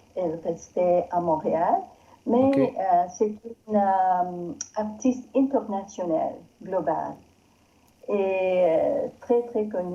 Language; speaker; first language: French; non-native, learner; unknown